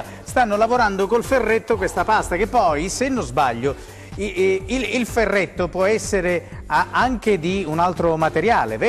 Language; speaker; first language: Italian; native; Italian